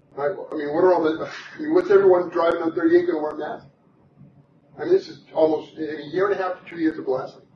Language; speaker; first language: English; native; English